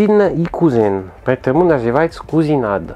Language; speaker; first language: Russian; non-native, learner; French